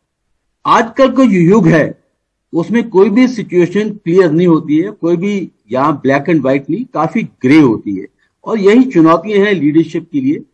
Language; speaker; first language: Hindi; native; Hindi